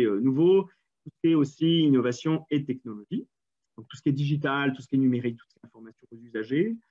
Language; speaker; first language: French; native; French